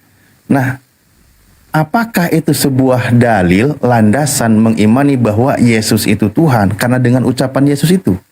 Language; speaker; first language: Indonesian; native; Indonesian